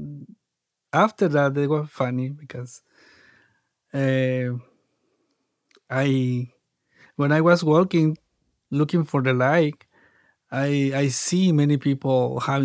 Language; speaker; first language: English; non-native, learner; Spanish